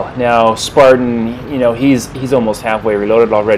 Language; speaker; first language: English; native; English